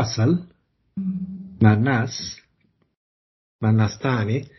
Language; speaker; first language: Arabic; non-native, learner; Italian